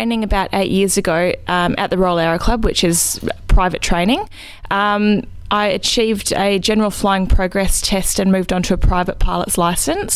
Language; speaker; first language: English; native; English